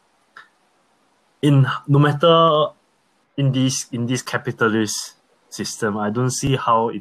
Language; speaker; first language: English; early bilingual, other home language; Korean